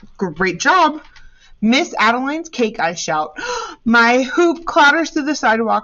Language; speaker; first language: English; native; English